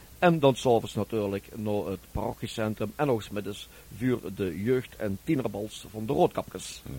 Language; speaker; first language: Dutch; native; Dutch